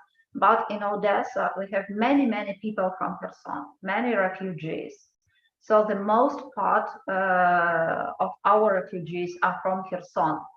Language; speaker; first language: English; non-native, fluent; Ukrainian